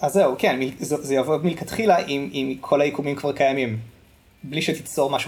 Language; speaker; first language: Hebrew; native; Hebrew